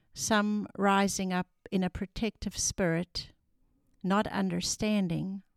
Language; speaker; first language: English; non-native, local second language; Afrikaans